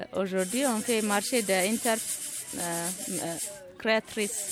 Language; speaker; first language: French; non-native, learner; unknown